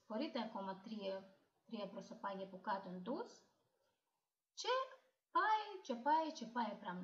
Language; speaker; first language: Greek; non-native, learner; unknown